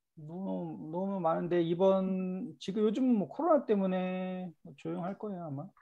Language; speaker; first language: Korean; native; Korean